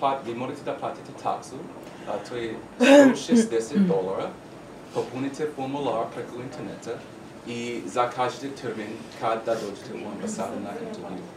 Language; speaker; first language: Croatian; non-native, learner; English